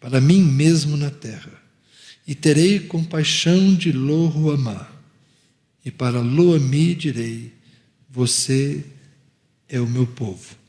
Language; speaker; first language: Portuguese; native; Portuguese